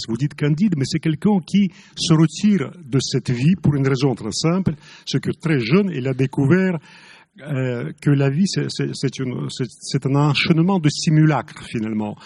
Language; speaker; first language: French; non-native, fluent; Russian